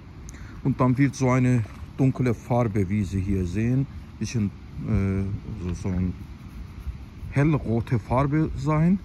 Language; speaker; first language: German; non-native, fluent; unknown